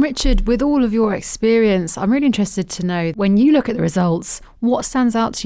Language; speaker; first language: English; native; English